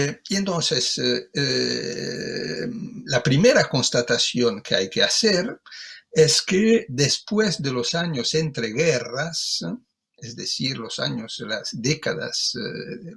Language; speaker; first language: Spanish; non-native, fluent; Italian